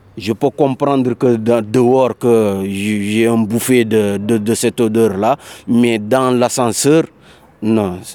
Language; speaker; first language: French; non-native, local second language; Wolof